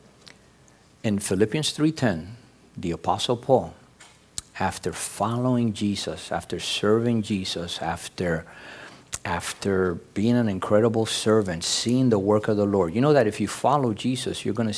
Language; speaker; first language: English; early bilingual, other home language; Spanish